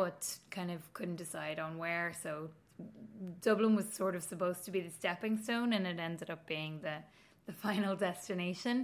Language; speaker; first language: English; native; English